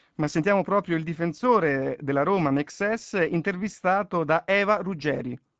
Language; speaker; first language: Italian; native; Italian